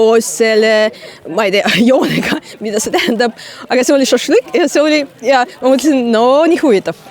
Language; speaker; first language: Estonian; non-native, fluent; Russian